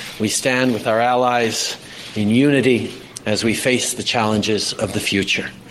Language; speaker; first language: English; native; English